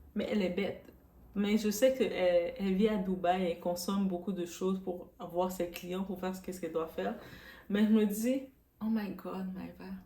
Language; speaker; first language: French; non-native, local second language; Arabic